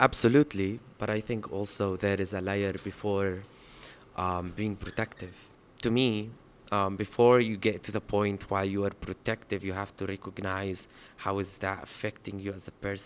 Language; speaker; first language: English; non-native, fluent; Arabic